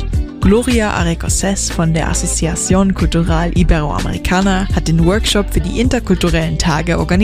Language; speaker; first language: German; native; German